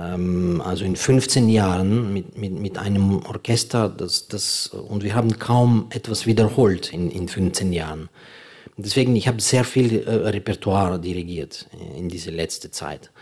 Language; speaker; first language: German; non-native, fluent; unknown